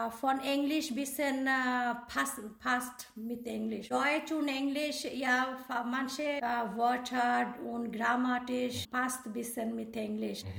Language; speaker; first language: German; non-native, learner; Bangla